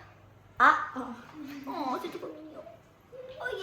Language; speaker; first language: French; early bilingual, other home language; Malayalam